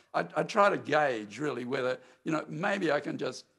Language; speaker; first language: English; native; English